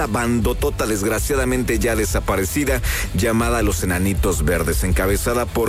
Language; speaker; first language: Spanish; native; Spanish